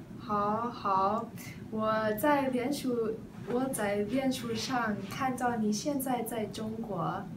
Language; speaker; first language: Chinese; non-native, learner; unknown